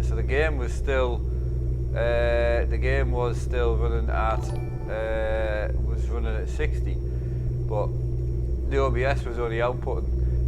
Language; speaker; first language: English; native; English